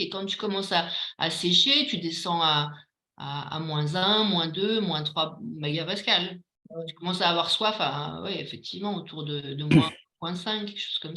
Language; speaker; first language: French; native; French